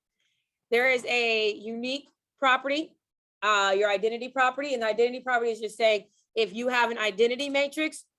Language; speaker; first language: English; native; English